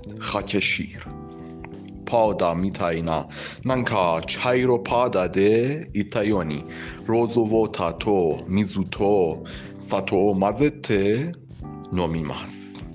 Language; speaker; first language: Japanese; non-native, learner; Persian